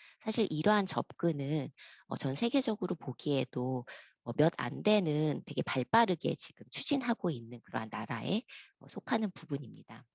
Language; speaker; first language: Korean; native; Korean